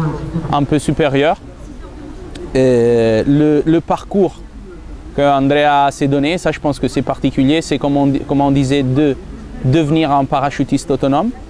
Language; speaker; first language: French; non-native, fluent; Italian